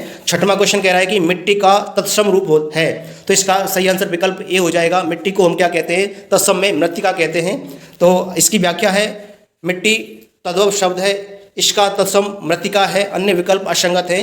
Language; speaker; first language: Hindi; native; Hindi